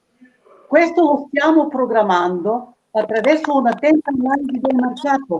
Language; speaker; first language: Italian; non-native, fluent; Russian